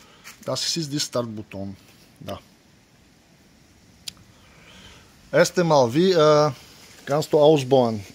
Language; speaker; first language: German; non-native, learner; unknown